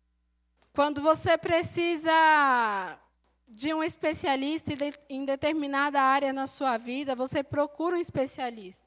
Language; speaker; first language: Portuguese; native; Portuguese